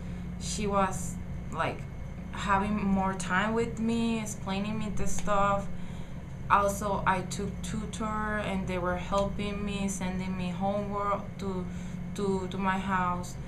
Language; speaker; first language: English; non-native, learner; Spanish